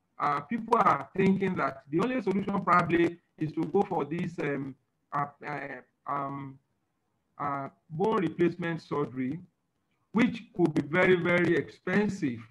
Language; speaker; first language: English; non-native, local second language; Yoruba